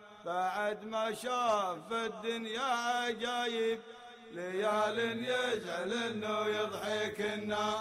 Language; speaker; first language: Arabic; native; Arabic